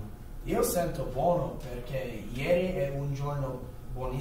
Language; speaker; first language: Italian; non-native, learner; English